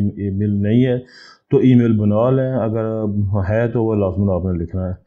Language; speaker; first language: Urdu; non-native, local second language; Punjabi